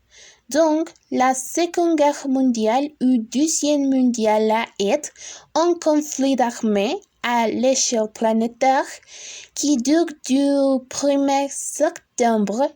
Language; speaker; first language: French; non-native, learner; Spanish